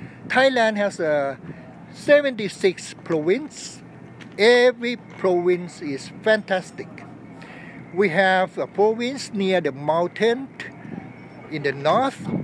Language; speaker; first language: English; non-native, learner; Thai